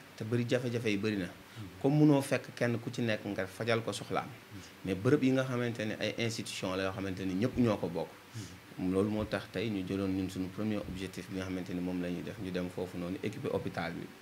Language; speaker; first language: Wolof; native; Wolof